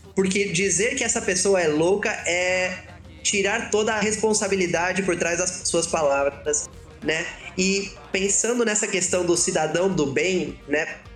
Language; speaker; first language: Portuguese; early bilingual, other home language; Spanish